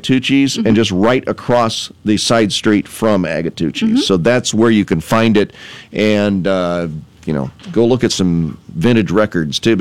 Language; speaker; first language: English; native; English